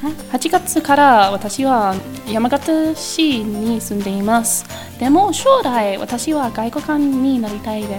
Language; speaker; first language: Japanese; non-native, learner; English